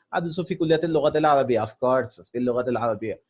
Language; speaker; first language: Arabic; non-native, fluent; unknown